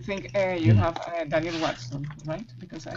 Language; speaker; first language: English; non-native, learner; Spanish